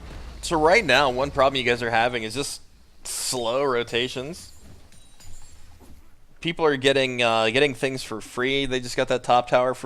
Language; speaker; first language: English; native; English